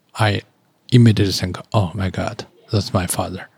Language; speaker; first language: English; non-native, learner; Chinese